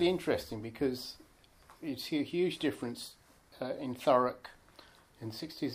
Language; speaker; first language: English; native; English